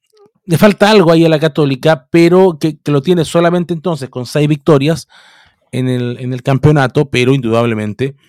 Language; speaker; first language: Spanish; native; Spanish